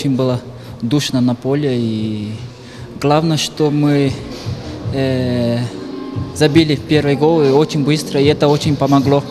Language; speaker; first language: Russian; non-native, fluent; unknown